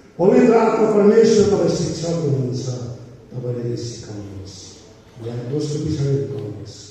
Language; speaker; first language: Nepali; native; Nepali